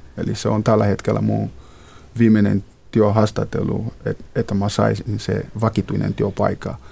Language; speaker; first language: Finnish; non-native, fluent; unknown